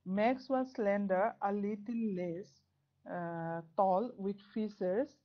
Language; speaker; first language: English; non-native, local second language; Assamese